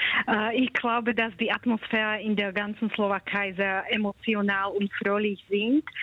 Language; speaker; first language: German; non-native, fluent; Slovak